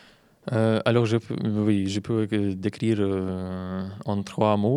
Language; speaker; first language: French; non-native, learner; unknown